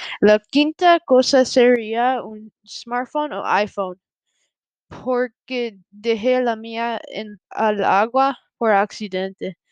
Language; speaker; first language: Spanish; non-native, learner; English